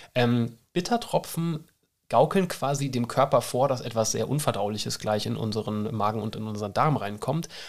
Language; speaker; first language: German; native; German